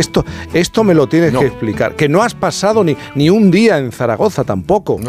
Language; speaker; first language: Spanish; native; Spanish